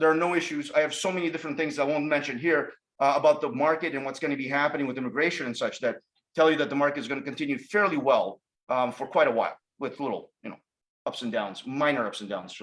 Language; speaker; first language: English; native; English